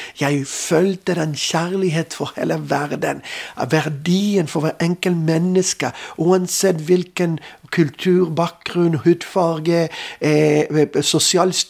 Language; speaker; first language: Norwegian; non-native, fluent; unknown